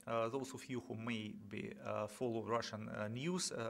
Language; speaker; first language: English; non-native, fluent; Russian